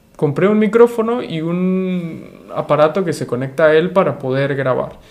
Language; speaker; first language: Spanish; native; Spanish